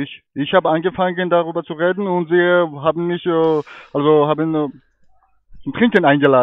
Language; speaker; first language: German; non-native, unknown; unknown